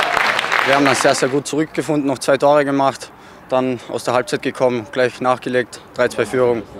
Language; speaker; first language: German; native; German